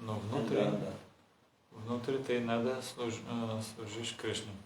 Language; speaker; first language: Russian; non-native, learner; Bulgarian